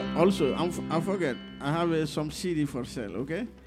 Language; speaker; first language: English; non-native, learner; Bambara